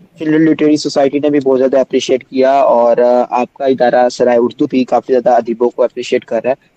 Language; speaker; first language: Urdu; non-native, local second language; Punjabi